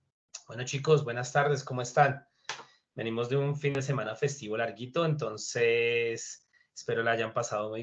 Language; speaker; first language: Spanish; native; Spanish